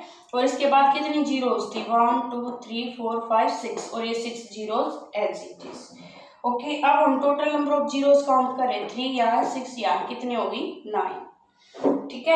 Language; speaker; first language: Hindi; native; Hindi